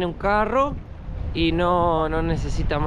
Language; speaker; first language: Spanish; native; Spanish